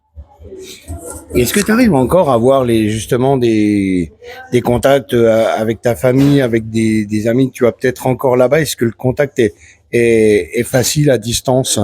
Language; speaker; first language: French; native; French